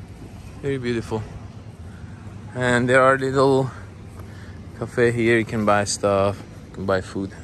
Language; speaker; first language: English; non-native, fluent; Persian